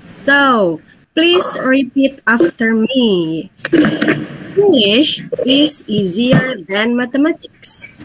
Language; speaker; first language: English; non-native, fluent; Indonesian